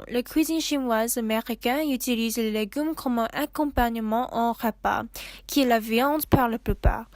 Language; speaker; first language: French; non-native, learner; English